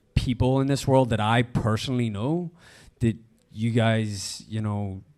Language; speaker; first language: English; native; English